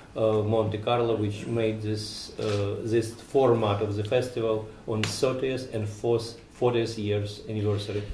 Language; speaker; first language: English; non-native, fluent; Russian